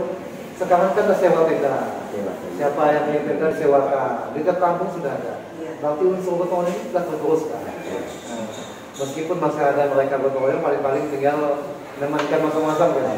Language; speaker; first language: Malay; non-native, local second language; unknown